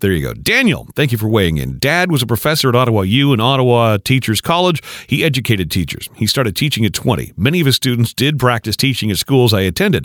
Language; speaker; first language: English; native; English